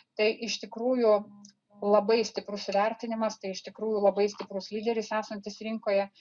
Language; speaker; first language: Lithuanian; native; Lithuanian